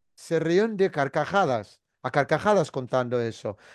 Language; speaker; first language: Spanish; non-native, fluent; Arabic